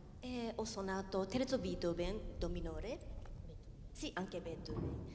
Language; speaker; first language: Italian; non-native, learner; Japanese